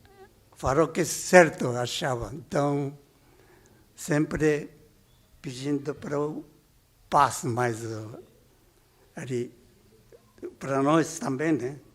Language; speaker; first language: Portuguese; non-native, learner; Japanese